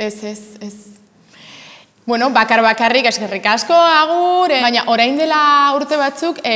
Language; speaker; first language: Basque; non-native, fluent; Spanish